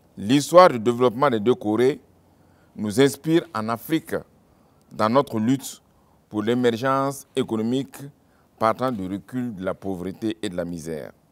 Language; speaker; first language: French; non-native, local second language; Mossi